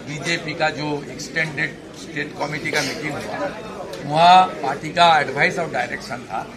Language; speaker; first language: Hindi; non-native, local second language; Bangla